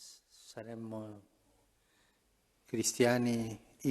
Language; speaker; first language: Italian; non-native, fluent; Spanish